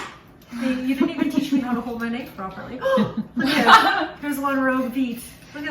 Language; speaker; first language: English; native; English